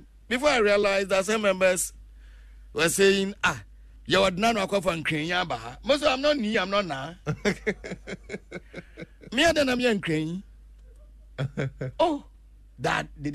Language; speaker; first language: English; non-native, local second language; Akan